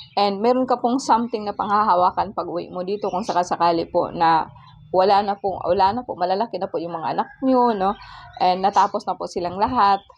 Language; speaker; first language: Filipino; non-native, local second language; Cebuano